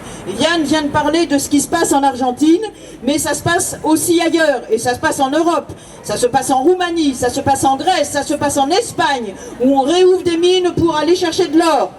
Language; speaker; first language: French; native; French